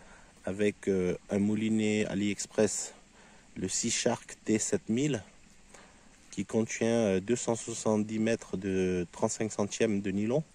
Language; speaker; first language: French; native; French